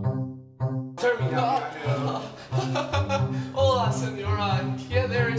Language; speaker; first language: Spanish; non-native, learner; English